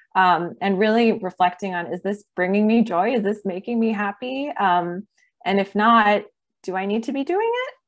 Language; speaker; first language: English; native; English